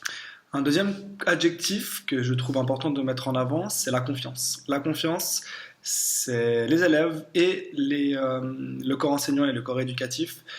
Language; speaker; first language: French; native; French